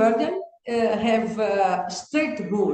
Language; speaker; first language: English; non-native, learner; Kabuverdianu